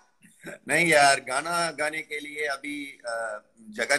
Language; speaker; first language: Hindi; non-native, local second language; Tamil